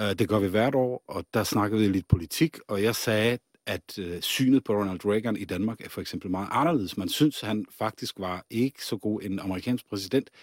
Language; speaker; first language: Danish; non-native, fluent; Czech